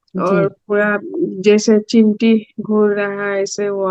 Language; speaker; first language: Hindi; non-native, local second language; Assamese